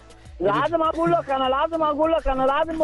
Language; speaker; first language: Arabic; non-native, learner; Bangla